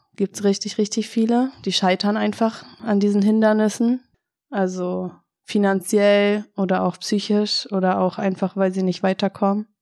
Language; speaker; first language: German; native; German